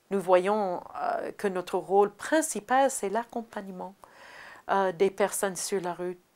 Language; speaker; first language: French; non-native, fluent; English